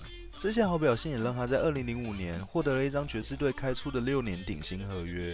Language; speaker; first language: Chinese; native; Chinese